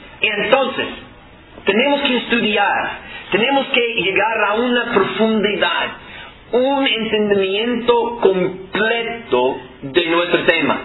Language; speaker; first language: Spanish; non-native, fluent; English